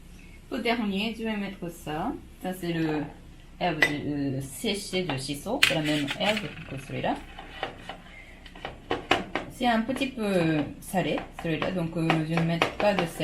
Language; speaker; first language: French; non-native, fluent; Japanese